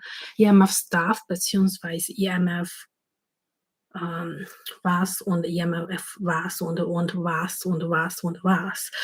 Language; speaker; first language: German; non-native, fluent; Chinese